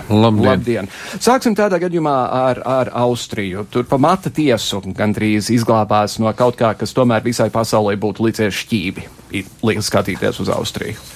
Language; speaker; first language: Latvian; early bilingual, heritage; Latvian